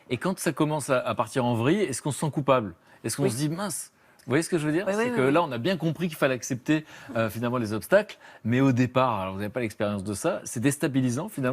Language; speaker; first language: French; native; French